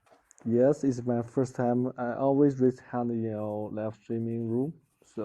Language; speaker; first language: English; non-native, learner; Chinese